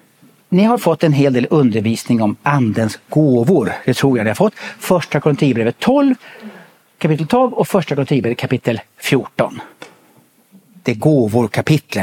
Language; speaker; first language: Swedish; native; Swedish